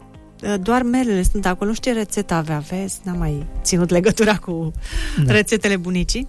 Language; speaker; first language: Romanian; native; Romanian